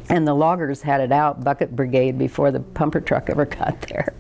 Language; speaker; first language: English; native; English